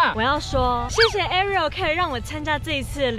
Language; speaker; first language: Chinese; native; Chinese